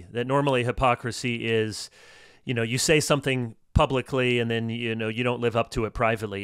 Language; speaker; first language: English; native; English